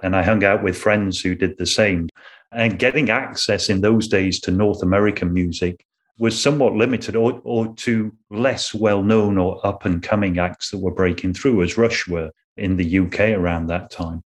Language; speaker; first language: English; native; English